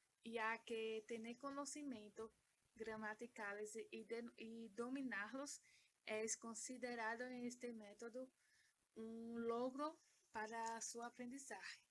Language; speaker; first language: Spanish; non-native, learner; Portuguese